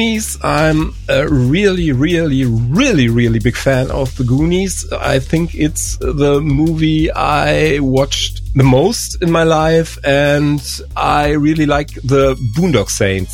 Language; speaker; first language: English; non-native, fluent; German